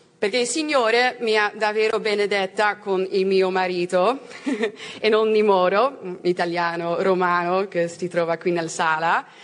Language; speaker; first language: Italian; non-native, learner; Dutch